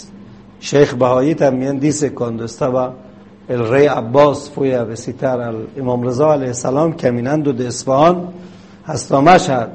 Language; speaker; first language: Spanish; non-native, fluent; Persian